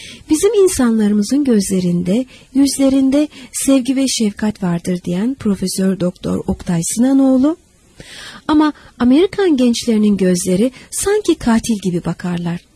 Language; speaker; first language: Turkish; native; Turkish